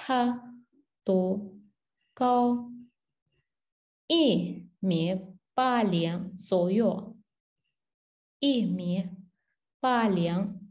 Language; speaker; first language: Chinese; non-native, learner; Turkish